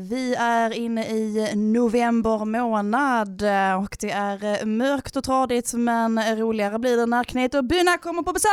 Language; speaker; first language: Swedish; native; Swedish